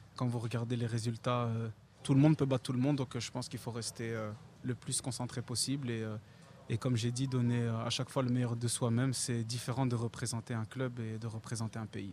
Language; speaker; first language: French; native; French